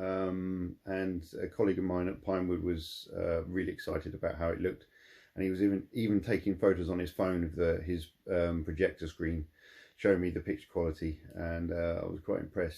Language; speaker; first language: English; native; English